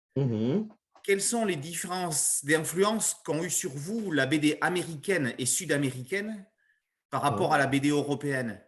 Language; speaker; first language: French; native; French